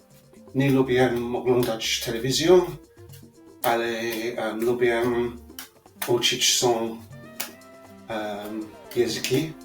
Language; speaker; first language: Polish; non-native, learner; English